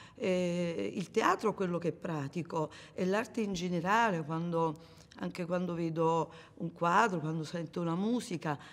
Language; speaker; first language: Italian; native; Italian